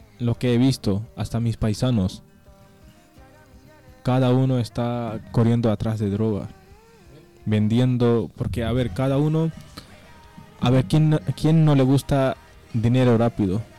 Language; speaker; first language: Spanish; non-native, learner; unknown